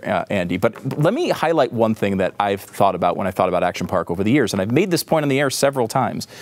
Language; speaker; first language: English; native; English